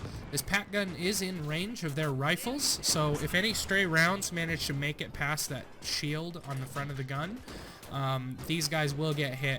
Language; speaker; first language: English; native; English